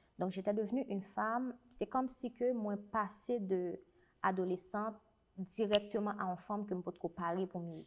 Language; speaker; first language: French; non-native, local second language; Haitian Creole